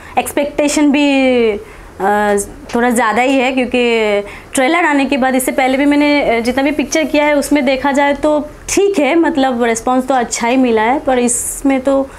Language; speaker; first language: Hindi; non-native, local second language; Bangla